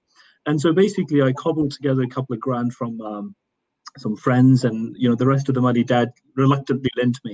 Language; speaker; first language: English; non-native, local second language; Urdu